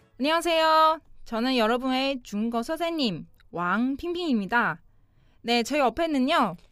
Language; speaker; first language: Korean; non-native, fluent; Chinese